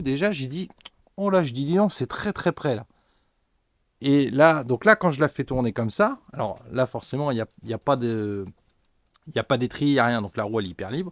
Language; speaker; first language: French; native; French